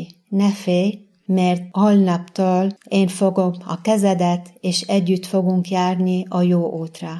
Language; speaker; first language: Hungarian; non-native, fluent; Arabic